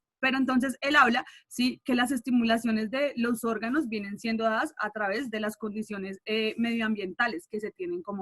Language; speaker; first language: Spanish; native; Spanish